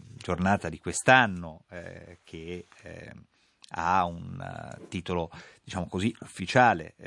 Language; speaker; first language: Italian; native; Italian